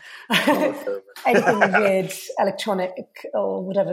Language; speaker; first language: English; native; English